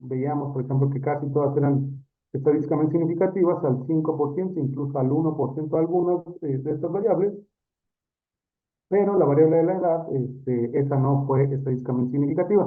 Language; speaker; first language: Spanish; native; Spanish